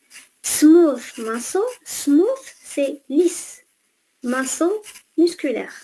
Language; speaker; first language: French; non-native, fluent; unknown